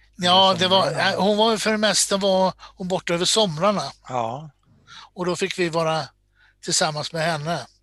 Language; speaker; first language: Swedish; native; Swedish